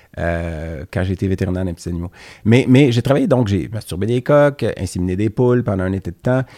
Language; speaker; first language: French; native; French